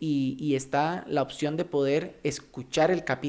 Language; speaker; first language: Spanish; native; Spanish